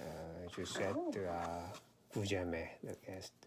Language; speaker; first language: French; non-native, learner; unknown